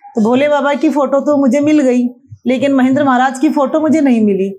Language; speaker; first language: Hindi; native; Hindi